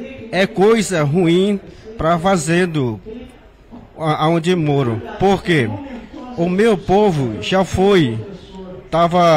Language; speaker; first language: Portuguese; non-native, local second language; Yanomámi